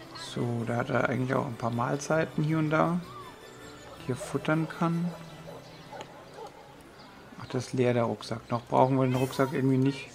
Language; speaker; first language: German; native; German